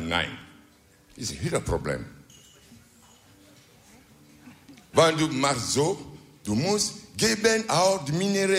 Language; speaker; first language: Dutch; non-native, learner; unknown